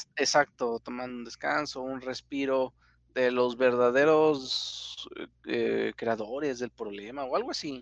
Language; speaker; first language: Spanish; native; Spanish